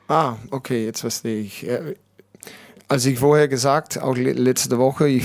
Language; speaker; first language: German; non-native, learner; Danish